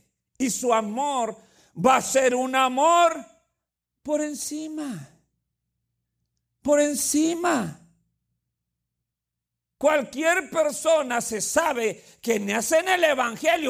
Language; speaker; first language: Spanish; native; Spanish